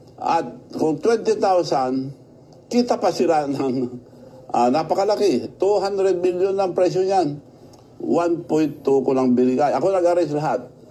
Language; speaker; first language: Filipino; non-native, local second language; Iloko